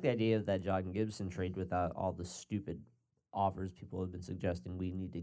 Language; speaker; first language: English; native; English